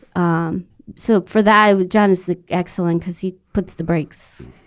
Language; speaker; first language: English; non-native, fluent; Spanish